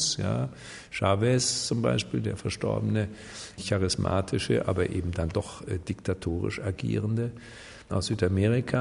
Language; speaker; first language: German; native; German